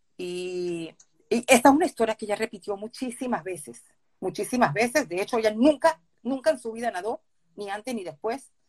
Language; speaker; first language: Spanish; early bilingual, other home language; Hebrew